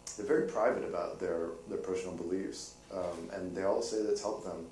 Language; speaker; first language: English; native; English